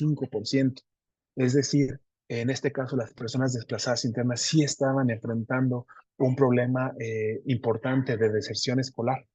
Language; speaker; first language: Spanish; native; Spanish